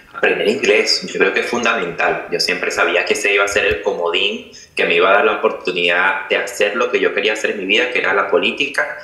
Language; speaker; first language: Spanish; native; Spanish